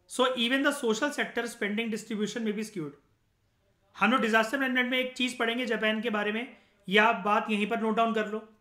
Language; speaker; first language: Hindi; native; Hindi